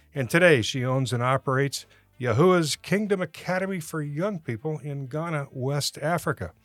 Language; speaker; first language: English; native; English